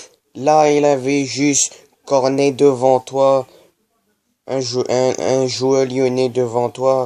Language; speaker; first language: French; native; French